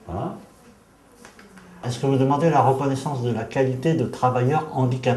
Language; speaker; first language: French; native; French